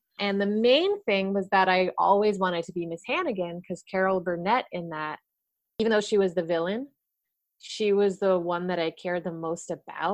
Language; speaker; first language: English; native; English